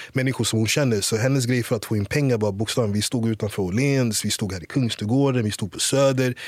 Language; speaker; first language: Swedish; early bilingual, other home language; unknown